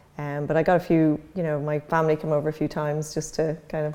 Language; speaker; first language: English; native; English